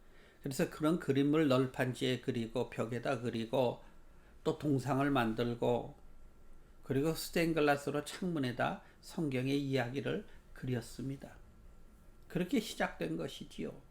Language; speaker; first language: Korean; native; Korean